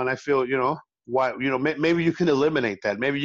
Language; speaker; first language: English; early bilingual, other home language; Spanish